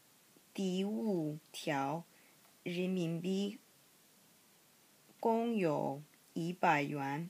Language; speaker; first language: Chinese; non-native, learner; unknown